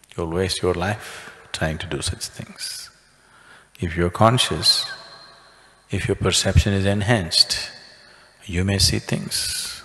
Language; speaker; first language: English; non-native, local second language; Kannada